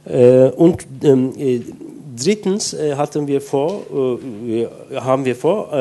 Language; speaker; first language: German; non-native, fluent; Turkish